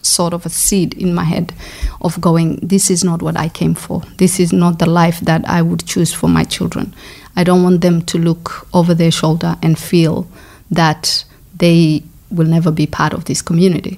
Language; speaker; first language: English; non-native, local second language; Somali